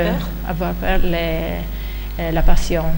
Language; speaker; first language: French; non-native, fluent; Italian